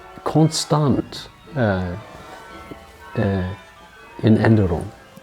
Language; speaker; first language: German; non-native, learner; English